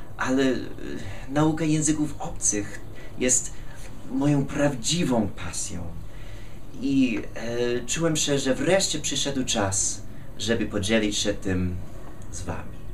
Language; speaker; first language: Polish; non-native, fluent; English